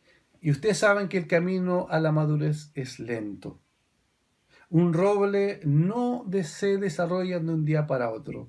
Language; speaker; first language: Spanish; native; Spanish